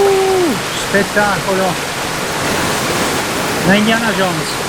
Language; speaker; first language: Italian; native; Italian